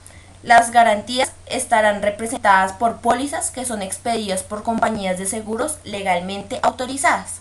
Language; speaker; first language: Spanish; native; Spanish